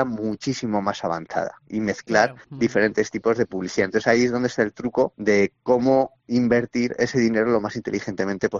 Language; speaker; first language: Spanish; native; Spanish